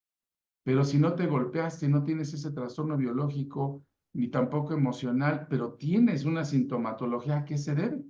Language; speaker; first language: Spanish; native; Spanish